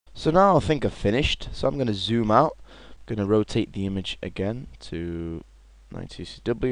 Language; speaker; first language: English; native; English